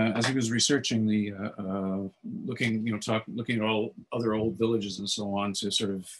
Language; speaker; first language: English; native; English